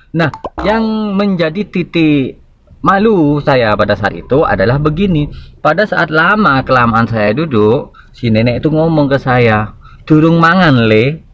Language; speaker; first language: Indonesian; non-native, local second language; Madurese